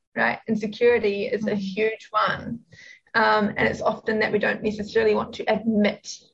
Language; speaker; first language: English; native; English